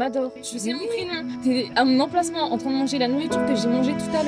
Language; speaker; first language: French; native; French